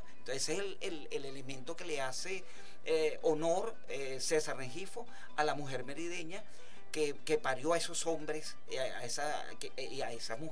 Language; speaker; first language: Spanish; native; Spanish